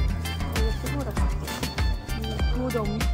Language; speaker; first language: Swedish; non-native, learner; Filipino